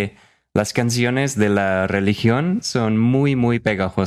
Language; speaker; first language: Spanish; non-native, fluent; English